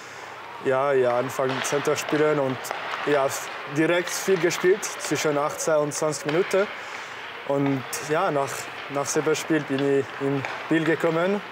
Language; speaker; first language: German; non-native, local second language; French